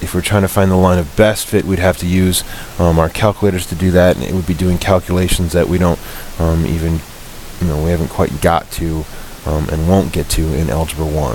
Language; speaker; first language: English; native; English